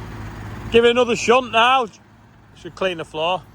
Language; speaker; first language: English; native; English